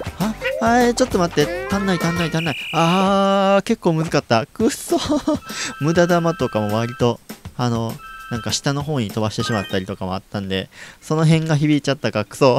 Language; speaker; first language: Japanese; native; Japanese